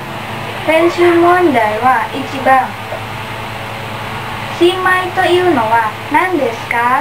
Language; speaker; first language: Japanese; non-native, learner; Indonesian